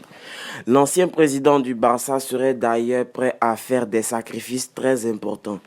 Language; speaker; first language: French; native; French